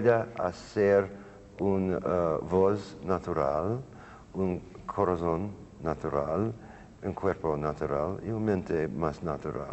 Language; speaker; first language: Spanish; non-native, learner; English